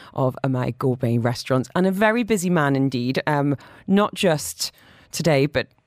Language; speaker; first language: English; native; English